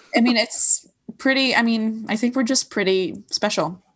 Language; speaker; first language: English; non-native, fluent; Arabic